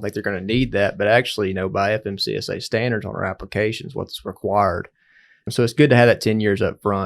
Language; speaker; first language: English; native; English